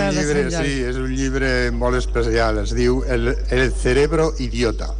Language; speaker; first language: Catalan; non-native, local second language; Spanish